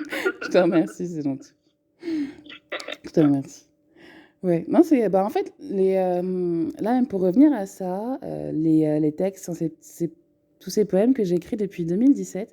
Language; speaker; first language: French; native; French